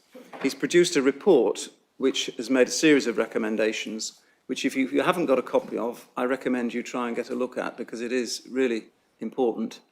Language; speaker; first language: English; native; English